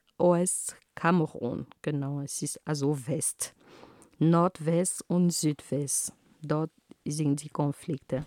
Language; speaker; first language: German; non-native, fluent; Ghomala